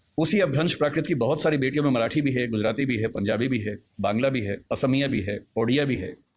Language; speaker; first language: Hindi; native; Hindi